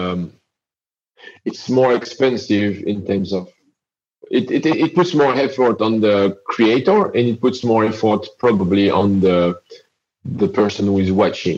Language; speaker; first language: English; non-native, fluent; French